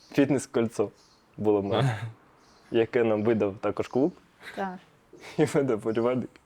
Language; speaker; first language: Ukrainian; non-native, local second language; Russian